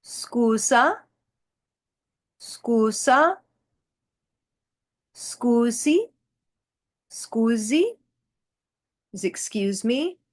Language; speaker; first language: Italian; non-native, fluent; English